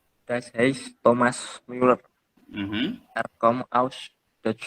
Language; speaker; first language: German; non-native, learner; Indonesian